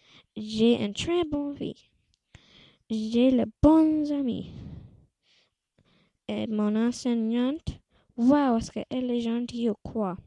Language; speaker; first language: French; non-native, local second language; English